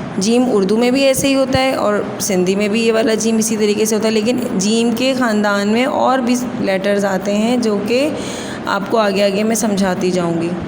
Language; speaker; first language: Urdu; non-native, local second language; Sindhi